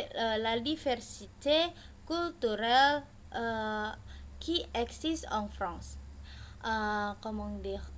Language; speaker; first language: French; non-native, learner; Indonesian